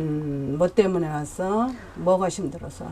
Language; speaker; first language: Korean; native; Korean